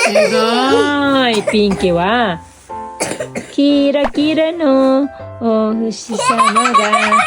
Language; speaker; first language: Japanese; non-native, learner; Filipino